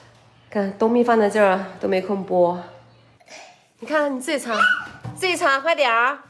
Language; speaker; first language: Chinese; native; Chinese